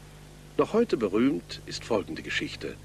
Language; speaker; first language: German; native; German